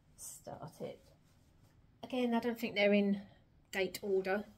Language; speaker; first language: English; native; English